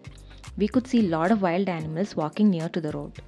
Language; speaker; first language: English; non-native, local second language; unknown